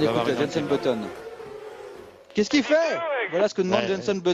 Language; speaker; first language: French; native; French